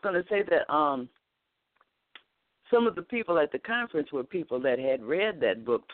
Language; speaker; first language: English; native; English